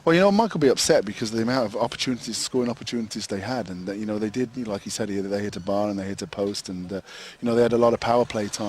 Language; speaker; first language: English; native; English